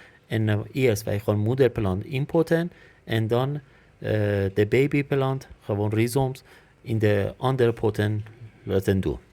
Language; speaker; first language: Dutch; non-native, learner; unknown